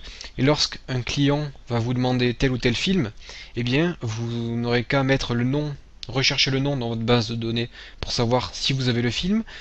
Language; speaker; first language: French; native; French